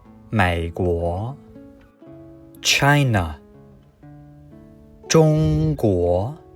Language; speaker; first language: Chinese; non-native, fluent; English